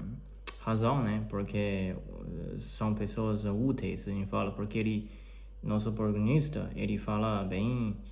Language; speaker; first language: Portuguese; non-native, learner; Chinese